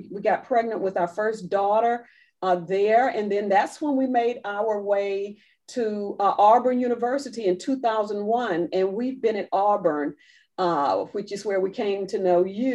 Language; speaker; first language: English; native; English